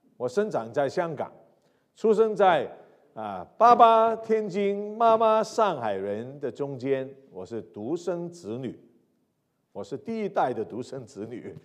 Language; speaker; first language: Chinese; non-native, local second language; Cantonese